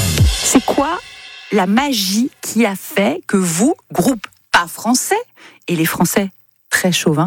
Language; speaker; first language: French; native; French